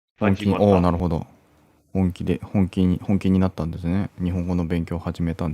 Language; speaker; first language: Japanese; native; Japanese